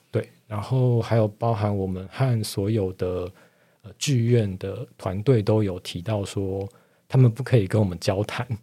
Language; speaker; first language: Chinese; native; Chinese